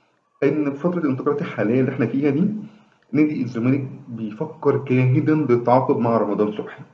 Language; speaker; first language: Arabic; native; Arabic